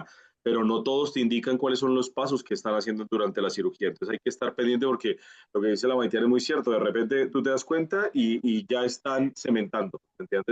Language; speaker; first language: Spanish; native; Spanish